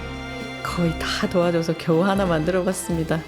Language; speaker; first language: Korean; native; Korean